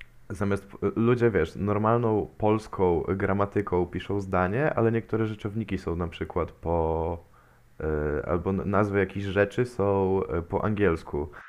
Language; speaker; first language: Polish; native; Polish